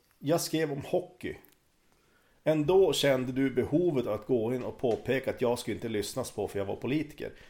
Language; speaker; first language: Swedish; native; Swedish